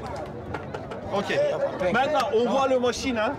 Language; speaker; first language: French; non-native, learner; Turkish